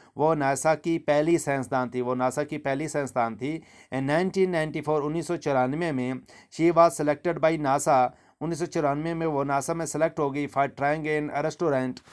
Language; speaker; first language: Hindi; native; Hindi